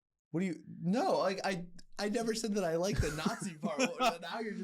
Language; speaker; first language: English; native; English